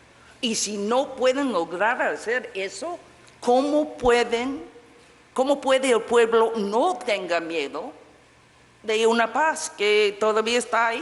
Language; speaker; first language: Spanish; non-native, fluent; English